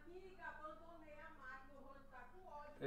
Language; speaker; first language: Portuguese; native; Portuguese